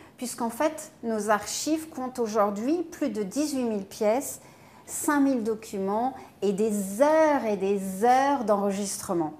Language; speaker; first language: French; native; French